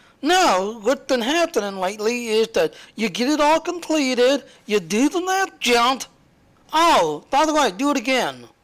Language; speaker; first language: English; native; English